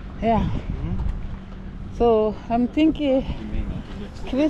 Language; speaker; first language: English; non-native, learner; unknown